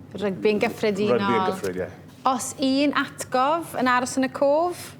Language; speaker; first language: Welsh; native; Welsh